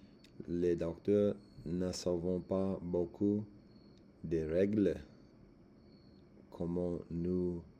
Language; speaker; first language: French; non-native, learner; English